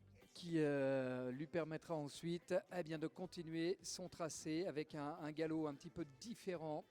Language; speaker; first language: French; native; French